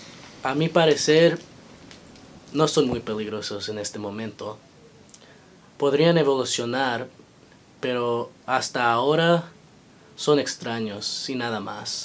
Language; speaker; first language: Spanish; non-native, learner; English